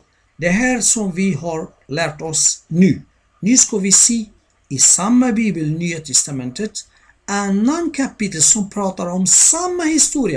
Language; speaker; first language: Swedish; non-native, fluent; Arabic